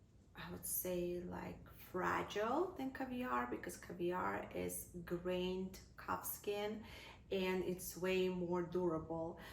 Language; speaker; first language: English; non-native, fluent; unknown